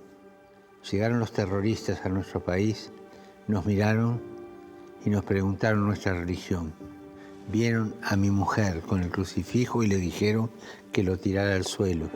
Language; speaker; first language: Spanish; native; Spanish